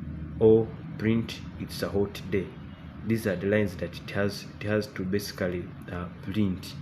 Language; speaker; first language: English; non-native, local second language; Ganda